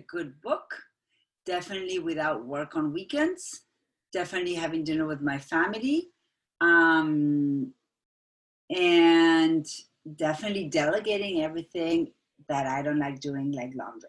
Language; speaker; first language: English; non-native, fluent; Spanish